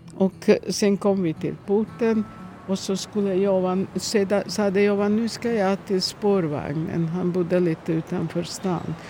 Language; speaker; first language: Swedish; non-native, fluent; Serbian